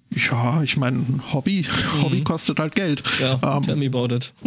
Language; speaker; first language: German; non-native, fluent; English